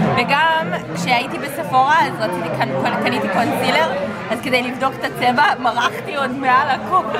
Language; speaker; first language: Hebrew; native; Hebrew